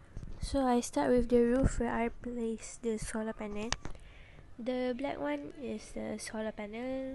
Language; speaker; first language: English; non-native, local second language; Malay